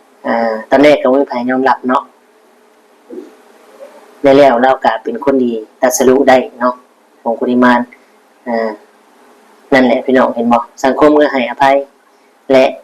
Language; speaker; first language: Thai; non-native, local second language; Northeastern Thai